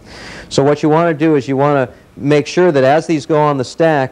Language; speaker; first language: English; native; English